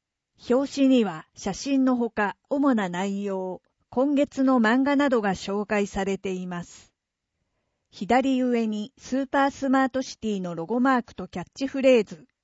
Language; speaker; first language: Japanese; native; Japanese